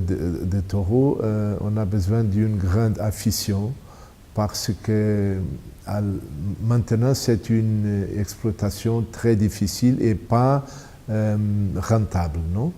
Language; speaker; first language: French; non-native, fluent; Portuguese